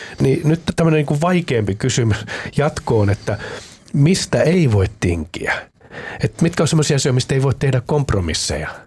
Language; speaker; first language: Finnish; native; Finnish